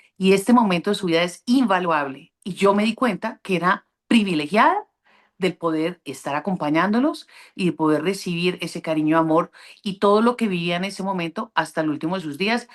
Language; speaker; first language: Spanish; native; Spanish